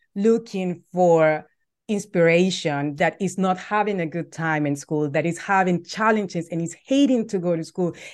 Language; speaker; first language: English; non-native, fluent; Spanish